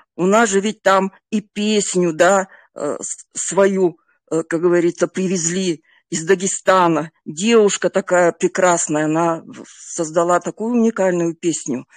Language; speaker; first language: Russian; native; Russian